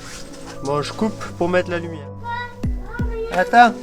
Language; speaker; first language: French; native; French